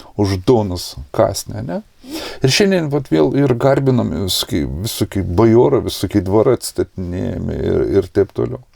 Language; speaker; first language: Lithuanian; native; Lithuanian